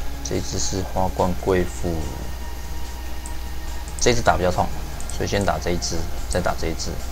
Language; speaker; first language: Chinese; native; Chinese